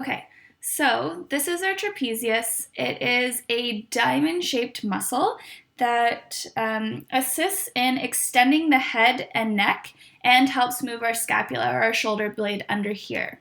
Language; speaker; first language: English; native; English